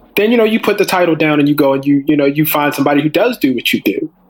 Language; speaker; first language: English; native; English